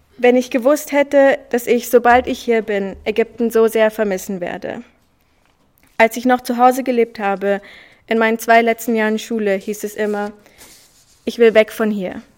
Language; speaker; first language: German; early bilingual, other home language; Swiss German